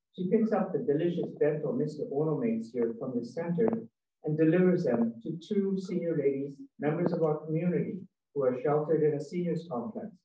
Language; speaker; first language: English; native; English